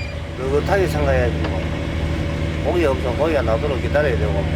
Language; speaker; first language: Korean; native; Korean